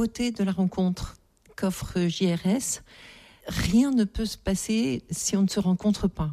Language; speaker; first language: French; native; French